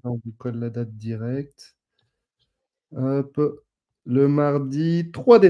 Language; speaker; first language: French; native; French